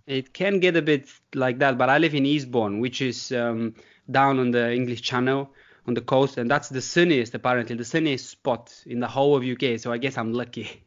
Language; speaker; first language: English; non-native, fluent; Bulgarian